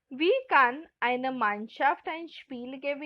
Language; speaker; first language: German; non-native, fluent; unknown